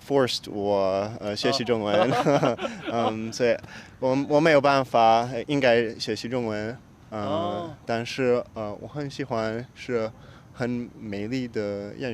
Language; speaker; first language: Chinese; non-native, learner; English